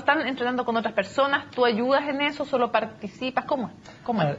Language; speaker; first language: Spanish; native; Spanish